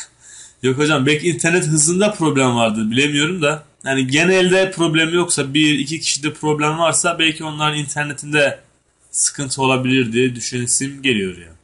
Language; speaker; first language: Turkish; native; Turkish